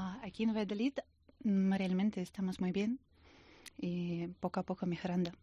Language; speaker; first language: Spanish; non-native, learner; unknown